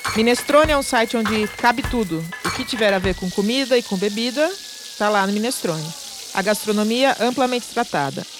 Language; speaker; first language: Portuguese; native; Portuguese